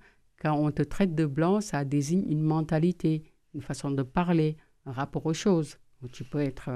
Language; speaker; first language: French; non-native, local second language; Wolof